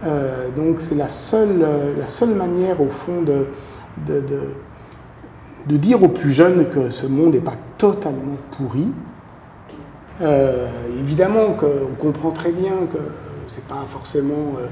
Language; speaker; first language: French; native; French